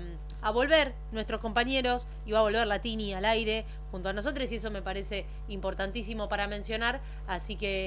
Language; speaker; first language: Spanish; native; Spanish